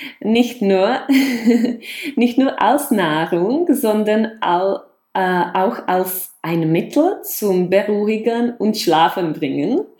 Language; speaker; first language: German; non-native, fluent; Czech